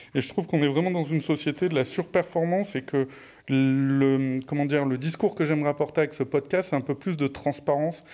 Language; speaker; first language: French; native; French